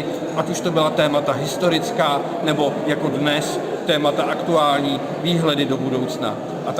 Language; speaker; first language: Czech; native; Czech